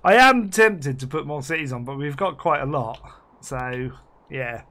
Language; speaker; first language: English; native; English